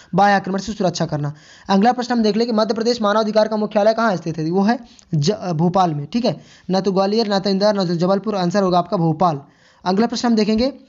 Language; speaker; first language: Hindi; native; Hindi